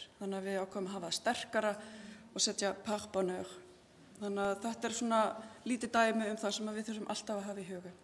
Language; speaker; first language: Icelandic; native; Icelandic